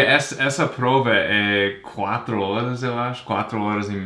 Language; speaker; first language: Portuguese; non-native, fluent; English